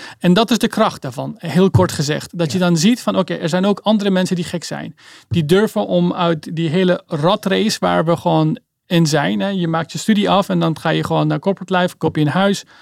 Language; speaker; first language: Dutch; early bilingual, other home language; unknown